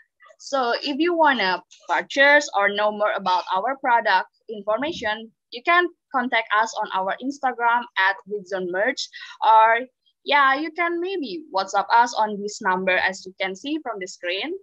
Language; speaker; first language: English; non-native, fluent; Indonesian